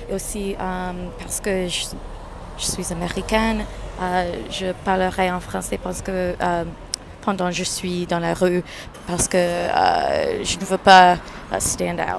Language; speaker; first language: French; non-native, learner; English